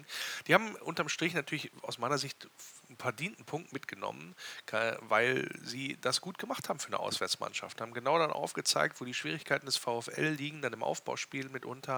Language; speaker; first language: German; native; German